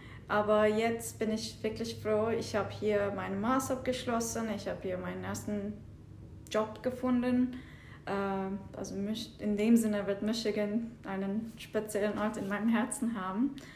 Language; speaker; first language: German; non-native, fluent; Turkish